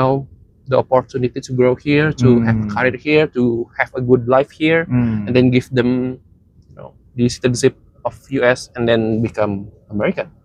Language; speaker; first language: English; non-native, fluent; Indonesian